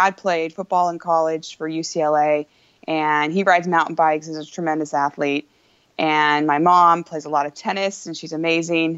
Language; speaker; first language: English; native; English